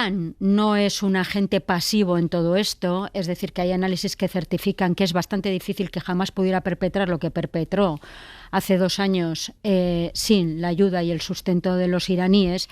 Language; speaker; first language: Spanish; native; Spanish